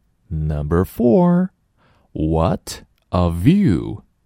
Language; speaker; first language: English; non-native, fluent; Chinese